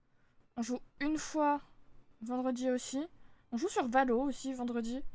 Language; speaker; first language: French; native; French